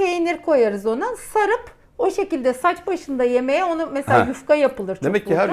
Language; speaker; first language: Turkish; native; Turkish